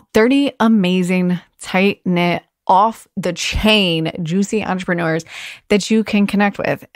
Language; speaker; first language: English; native; English